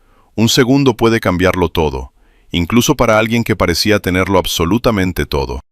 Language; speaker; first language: Spanish; native; Spanish